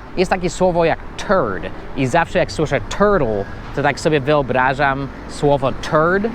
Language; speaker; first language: Polish; non-native, fluent; English